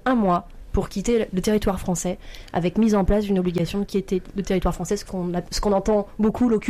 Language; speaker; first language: French; native; French